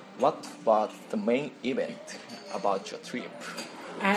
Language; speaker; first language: English; non-native, learner; Japanese